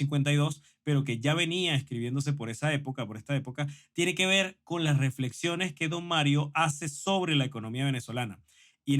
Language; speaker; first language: Spanish; native; Spanish